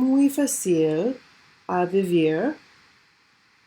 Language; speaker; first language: Spanish; non-native, learner; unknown